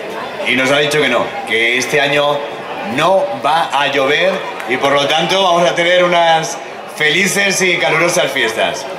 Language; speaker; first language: Spanish; native; Spanish